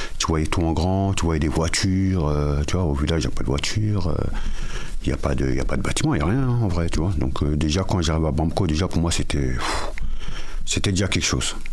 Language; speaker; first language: French; early bilingual, other home language; Mandingo